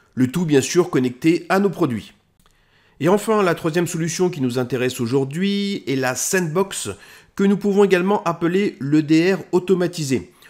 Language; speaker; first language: French; native; French